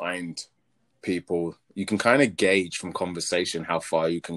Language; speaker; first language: English; native; English